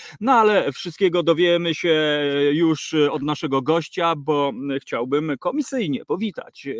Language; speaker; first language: Polish; native; Polish